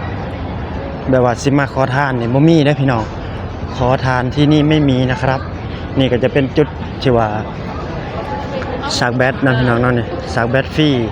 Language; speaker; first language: Thai; non-native, local second language; Lao